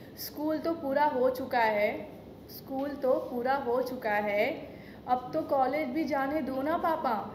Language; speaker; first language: Hindi; native; Hindi